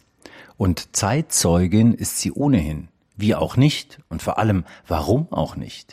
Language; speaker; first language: German; native; German